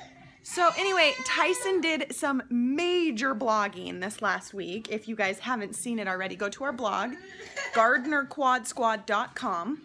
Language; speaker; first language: English; native; English